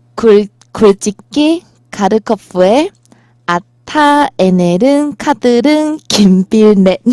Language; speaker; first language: Korean; non-native, fluent; Chinese